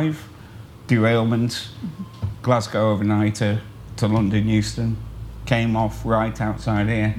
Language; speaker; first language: English; native; English